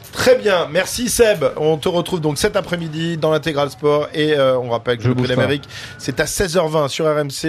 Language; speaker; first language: French; native; French